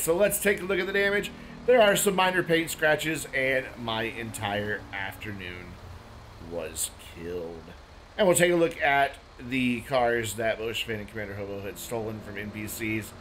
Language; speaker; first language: English; native; English